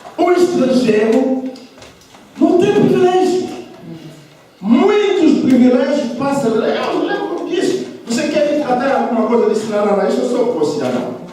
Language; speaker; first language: Portuguese; non-native, fluent; Lingala